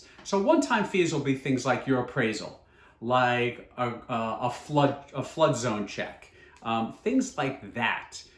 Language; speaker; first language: English; native; English